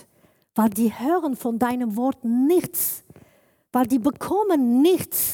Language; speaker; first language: German; non-native, learner; Kurdish